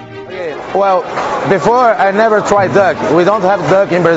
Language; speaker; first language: English; non-native, fluent; Portuguese